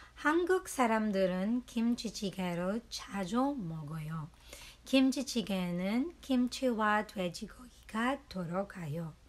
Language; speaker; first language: Korean; non-native, learner; Filipino